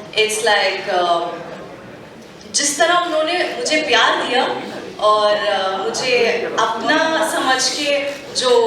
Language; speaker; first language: Hindi; non-native, local second language; Kannada